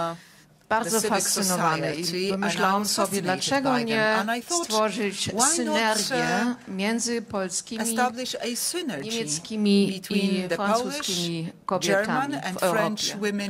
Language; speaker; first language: Polish; non-native, fluent; German